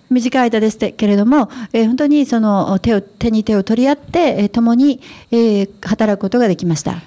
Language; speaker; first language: Japanese; native; Japanese